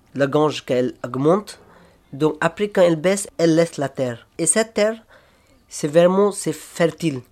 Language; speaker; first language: French; non-native, learner; Hindi